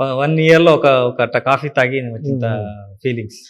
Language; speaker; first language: Telugu; non-native, learner; Kannada